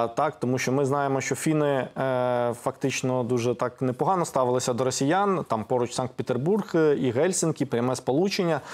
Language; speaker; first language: Ukrainian; native; Ukrainian